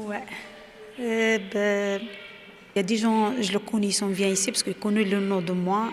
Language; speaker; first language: French; non-native, learner; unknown